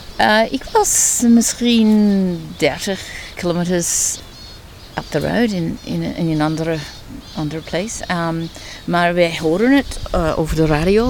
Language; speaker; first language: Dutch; early bilingual, heritage; Dutch